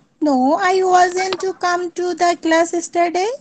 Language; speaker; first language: English; non-native, learner; Bangla